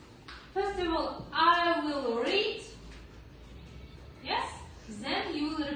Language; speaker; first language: English; non-native, learner; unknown